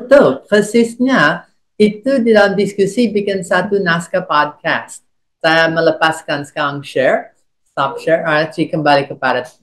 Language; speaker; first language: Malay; non-native, fluent; English